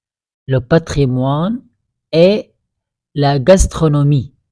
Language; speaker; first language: French; non-native, fluent; Arabic